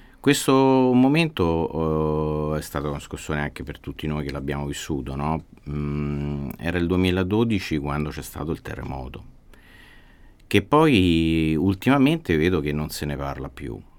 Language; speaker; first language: Italian; native; Italian